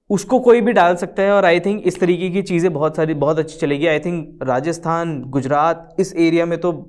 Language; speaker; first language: Hindi; native; Hindi